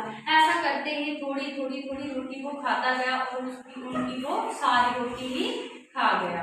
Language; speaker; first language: Hindi; native; Hindi